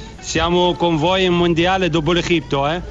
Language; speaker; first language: Italian; non-native, learner; Arabic